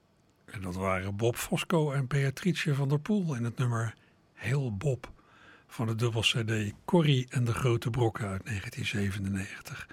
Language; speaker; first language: Dutch; native; Dutch